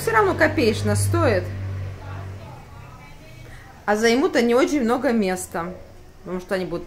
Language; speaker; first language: Russian; native; Russian